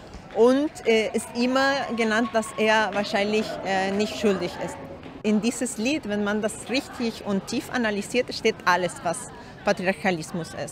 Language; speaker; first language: German; non-native, learner; Spanish